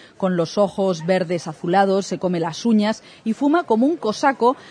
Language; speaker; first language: Spanish; native; Spanish